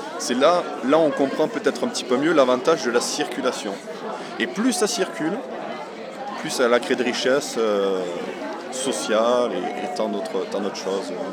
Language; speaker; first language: French; native; French